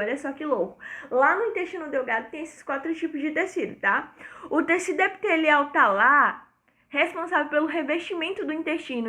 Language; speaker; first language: Portuguese; native; Portuguese